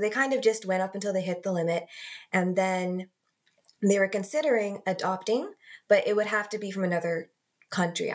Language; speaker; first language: English; native; English